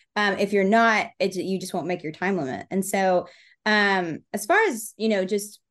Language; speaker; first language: English; native; English